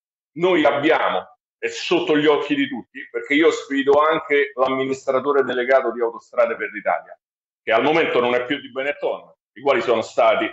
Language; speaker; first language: Italian; native; Italian